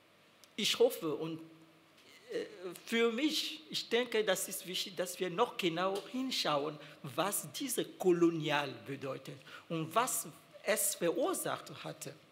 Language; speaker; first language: German; non-native, fluent; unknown